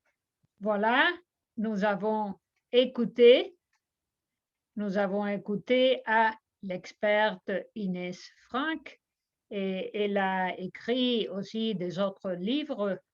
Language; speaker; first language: French; non-native, fluent; Spanish